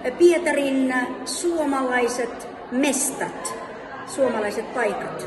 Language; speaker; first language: Finnish; non-native, fluent; Russian